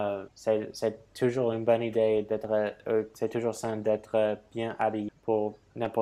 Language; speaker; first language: French; non-native, fluent; English